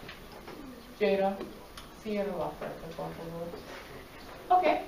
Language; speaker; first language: Spanish; non-native, fluent; English